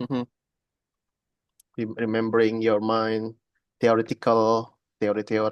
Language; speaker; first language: English; non-native, learner; Indonesian